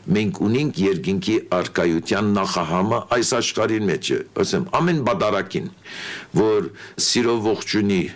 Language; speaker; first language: Armenian; early bilingual, heritage; Armenian